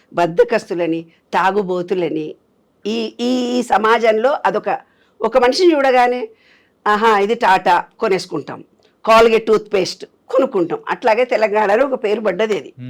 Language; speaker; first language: Telugu; native; Telugu